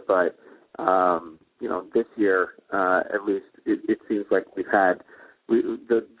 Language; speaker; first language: English; native; English